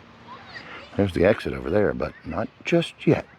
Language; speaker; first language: English; native; English